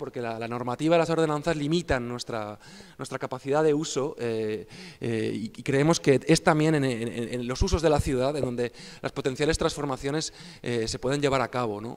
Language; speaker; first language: Spanish; native; Spanish